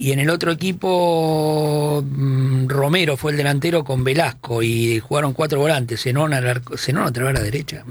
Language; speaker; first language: Spanish; native; Spanish